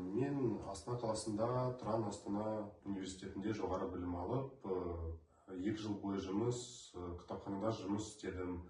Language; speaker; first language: Kazakh; non-native, local second language; Russian